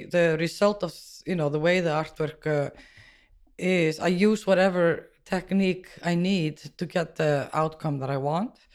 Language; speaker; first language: English; non-native, fluent; Icelandic